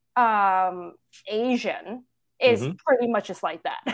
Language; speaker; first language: English; non-native, local second language; Cantonese